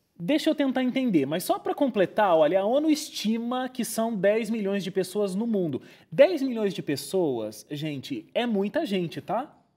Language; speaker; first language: Portuguese; native; Portuguese